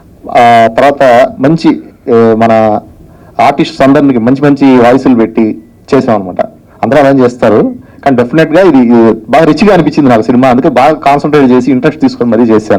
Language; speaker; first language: Telugu; native; Telugu